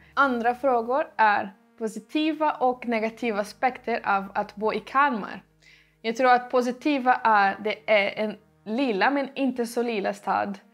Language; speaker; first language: Swedish; non-native, learner; Portuguese